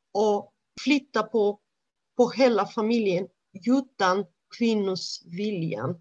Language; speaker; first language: Swedish; non-native, fluent; Romanian